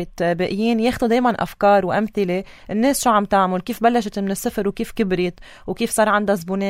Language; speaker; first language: Arabic; native; Arabic